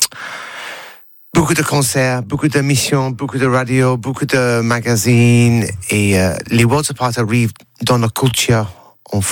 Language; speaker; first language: French; non-native, learner; English